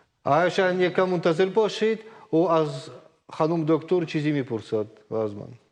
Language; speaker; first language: Persian; non-native, learner; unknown